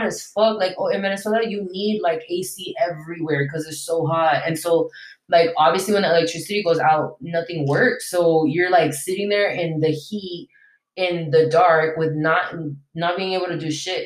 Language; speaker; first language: English; early bilingual, other home language; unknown